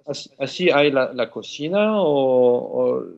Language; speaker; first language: Spanish; non-native, fluent; French